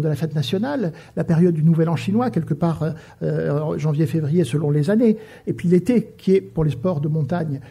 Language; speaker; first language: French; native; French